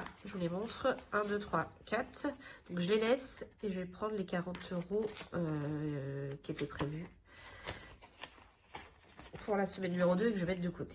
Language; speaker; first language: French; native; French